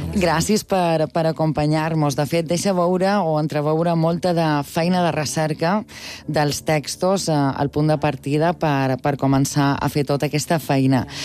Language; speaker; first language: Catalan; native; Catalan